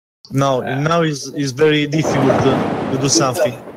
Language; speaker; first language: English; non-native, learner; Italian